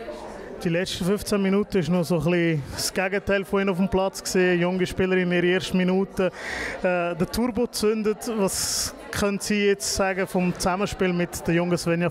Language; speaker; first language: German; native; German